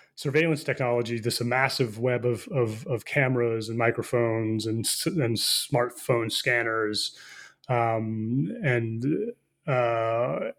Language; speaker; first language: English; native; English